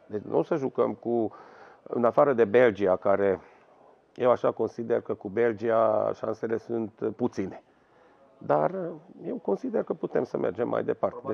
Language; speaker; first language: Romanian; non-native, local second language; Hungarian